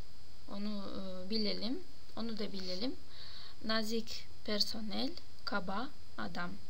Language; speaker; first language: Turkish; non-native, fluent; Russian